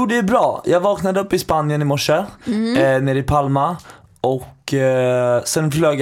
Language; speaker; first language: Swedish; native; Swedish